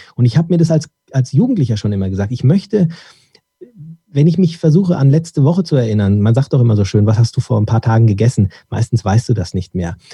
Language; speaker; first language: German; early bilingual, other home language; Turkish